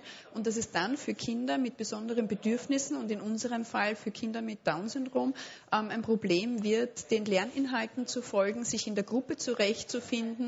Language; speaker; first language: German; native; German